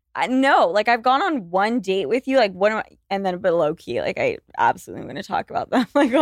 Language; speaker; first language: English; native; English